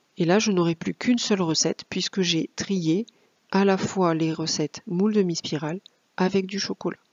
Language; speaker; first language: French; native; French